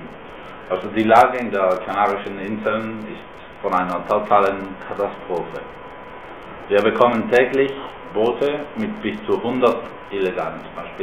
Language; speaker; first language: German; non-native, fluent; Spanish